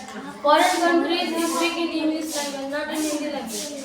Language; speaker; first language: English; non-native, learner; Hindi